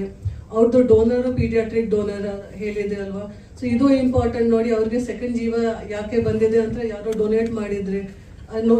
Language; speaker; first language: Kannada; non-native, fluent; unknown